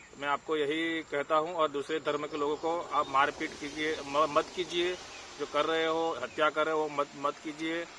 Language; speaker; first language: Hindi; non-native, local second language; Gujarati